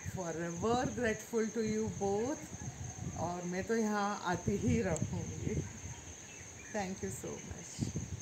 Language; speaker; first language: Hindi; non-native, local second language; Gujarati